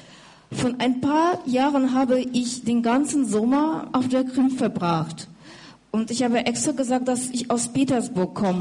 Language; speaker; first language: German; non-native, fluent; Russian